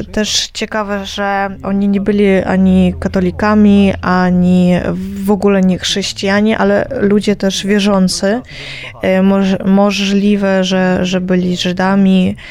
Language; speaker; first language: Polish; non-native, fluent; Ukrainian